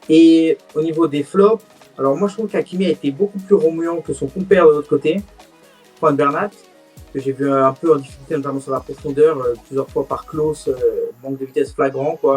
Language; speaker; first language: French; native; French